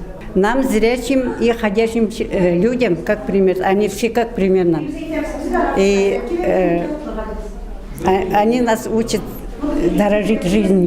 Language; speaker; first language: Russian; non-native, local second language; Tatar